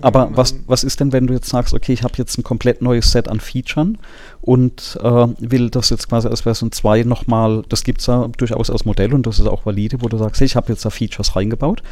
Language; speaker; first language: German; native; German